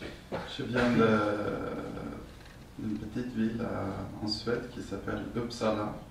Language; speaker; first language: French; non-native, fluent; Swedish